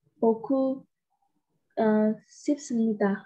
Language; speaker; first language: Korean; non-native, learner; Vietnamese